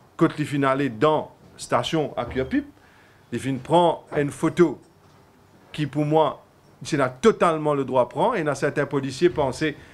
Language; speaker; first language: French; non-native, local second language; Morisyen